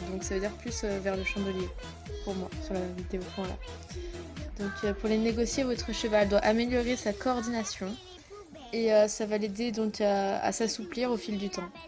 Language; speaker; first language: French; native; French